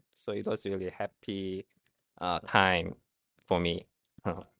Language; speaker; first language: English; non-native, learner; Korean